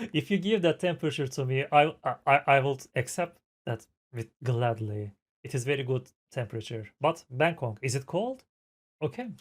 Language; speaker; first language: English; non-native, fluent; Turkish